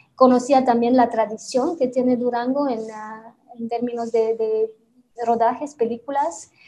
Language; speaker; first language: Spanish; non-native, fluent; Romanian